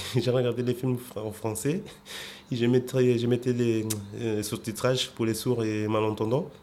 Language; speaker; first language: French; non-native, fluent; Portuguese